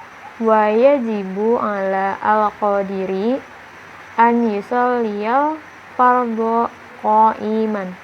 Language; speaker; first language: Arabic; non-native, learner; Indonesian